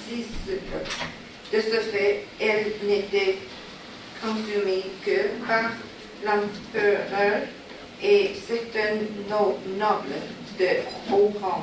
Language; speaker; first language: French; non-native, learner; Chinese